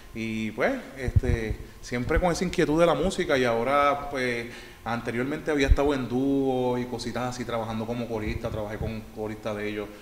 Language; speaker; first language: Spanish; native; Spanish